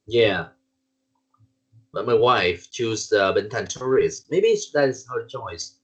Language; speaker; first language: English; non-native, learner; Vietnamese